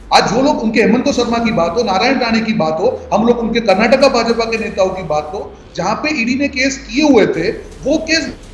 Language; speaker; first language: Hindi; non-native, local second language; Gujarati